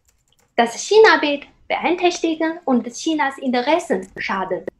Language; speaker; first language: German; non-native, fluent; Chinese